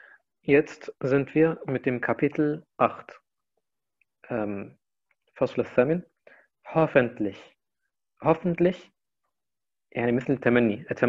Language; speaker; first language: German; non-native, fluent; Arabic